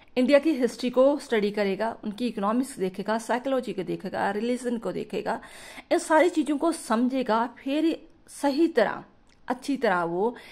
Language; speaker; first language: Hindi; non-native, local second language; Punjabi